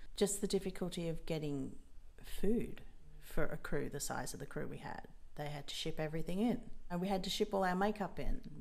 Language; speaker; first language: English; native; English